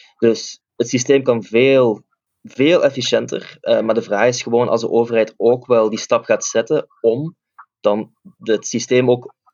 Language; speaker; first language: Dutch; native; Dutch